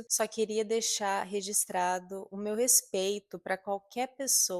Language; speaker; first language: Portuguese; native; Portuguese